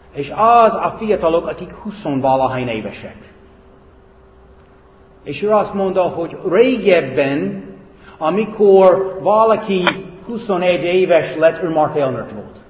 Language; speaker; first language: Hungarian; non-native, fluent; English